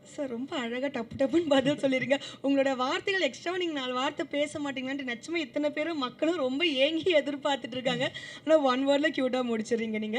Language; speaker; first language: Tamil; native; Tamil